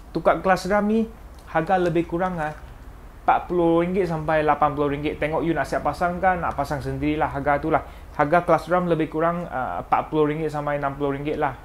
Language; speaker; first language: Malay; non-native, local second language; Chinese